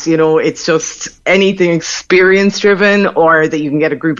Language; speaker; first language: English; native; English